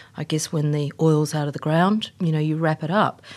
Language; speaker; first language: English; native; English